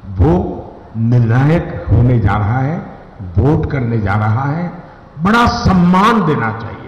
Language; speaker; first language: Hindi; non-native, local second language; Gujarati